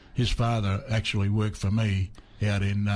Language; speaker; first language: English; native; English